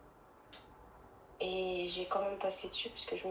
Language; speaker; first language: French; native; French